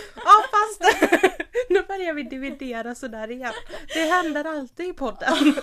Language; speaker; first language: Swedish; native; Swedish